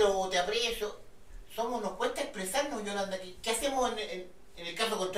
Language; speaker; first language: Spanish; native; Spanish